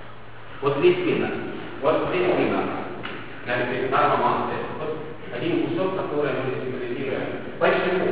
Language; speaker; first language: Russian; non-native, local second language; Estonian